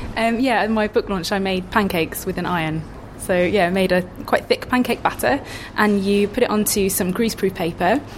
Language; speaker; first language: English; native; English